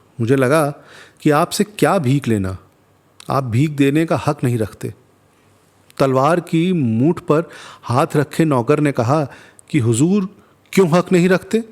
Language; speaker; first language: Urdu; non-native, local second language; Hindi